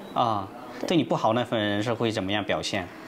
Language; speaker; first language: Chinese; native; Chinese